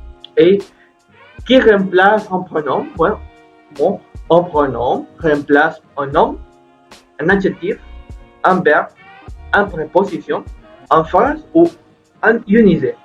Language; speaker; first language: French; non-native, learner; Spanish